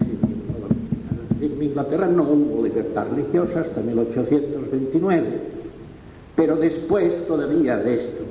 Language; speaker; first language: Spanish; non-native, local second language; Catalan